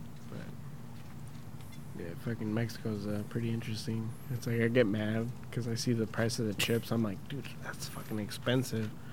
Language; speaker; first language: English; early bilingual, other home language; Spanish